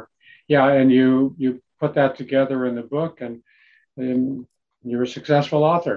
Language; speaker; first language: English; native; English